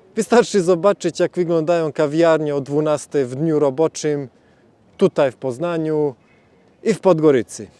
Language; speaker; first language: Polish; non-native, fluent; Serbian